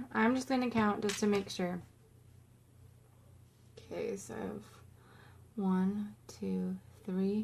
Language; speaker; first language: English; native; English